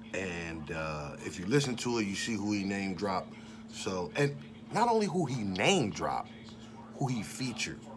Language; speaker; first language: English; native; English